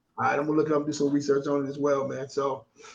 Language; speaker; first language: English; native; English